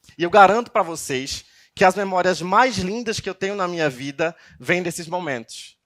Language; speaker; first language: Portuguese; native; Portuguese